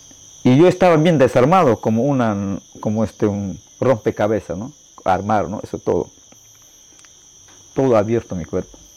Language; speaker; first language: Spanish; non-native, local second language; Shipibo-Conibo